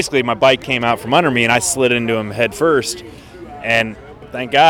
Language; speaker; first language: English; native; English